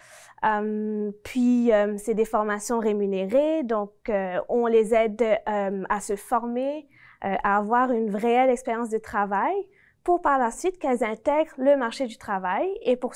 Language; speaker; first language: French; native; French